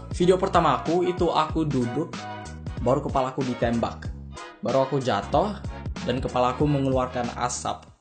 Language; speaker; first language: Indonesian; early bilingual, heritage; English